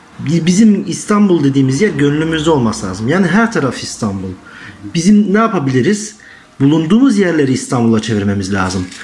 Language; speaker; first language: Turkish; early bilingual, heritage; Turkish